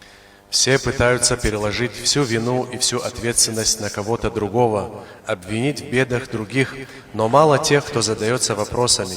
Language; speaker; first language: Russian; non-native, local second language; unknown